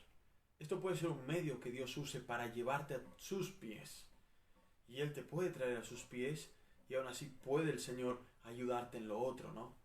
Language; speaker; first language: Spanish; native; Spanish